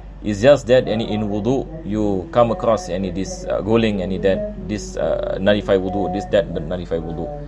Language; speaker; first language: English; non-native, local second language; Malay